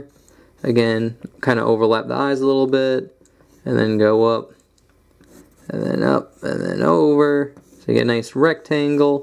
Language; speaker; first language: English; native; English